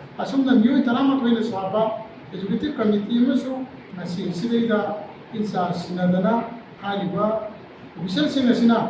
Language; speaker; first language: Manipuri; native; Manipuri